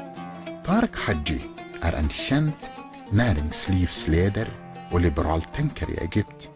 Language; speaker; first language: Norwegian; non-native, fluent; Arabic